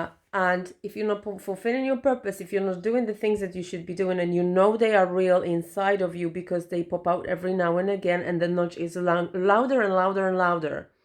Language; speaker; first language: English; non-native, fluent; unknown